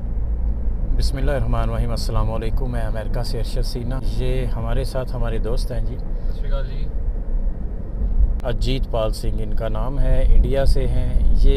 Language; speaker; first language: Urdu; non-native, local second language; Punjabi